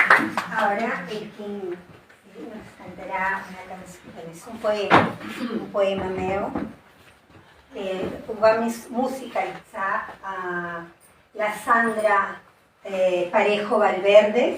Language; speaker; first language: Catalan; non-native, fluent; Spanish